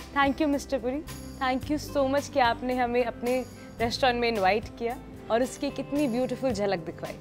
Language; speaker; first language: Hindi; native; Hindi